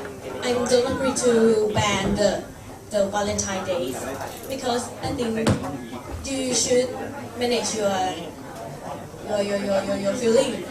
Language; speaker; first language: English; non-native, learner; Thai